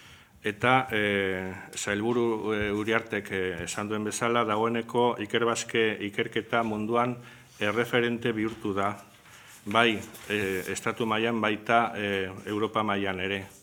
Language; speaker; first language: Basque; non-native, local second language; Spanish